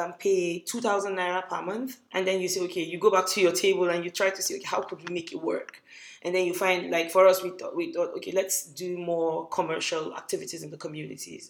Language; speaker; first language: English; non-native, local second language; Hausa